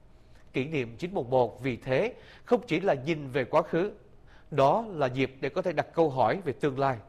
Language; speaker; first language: Vietnamese; native; Vietnamese